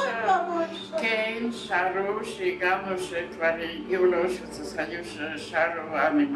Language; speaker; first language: Hebrew; non-native, fluent; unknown